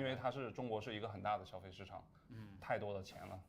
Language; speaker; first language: Chinese; native; Chinese